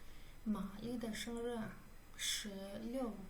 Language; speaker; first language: Chinese; non-native, fluent; Kyrgyz